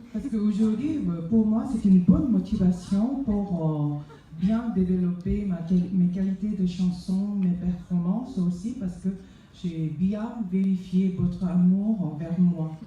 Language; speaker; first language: French; non-native, fluent; Korean